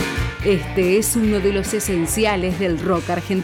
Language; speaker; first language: Spanish; native; Spanish